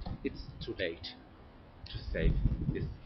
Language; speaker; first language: English; non-native, learner; Spanish